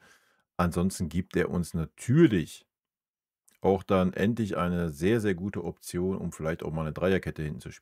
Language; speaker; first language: German; native; German